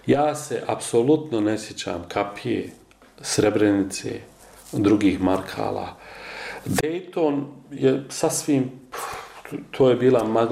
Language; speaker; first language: Croatian; native; Croatian